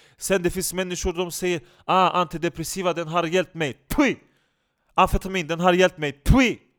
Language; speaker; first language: Swedish; non-native, fluent; Turkish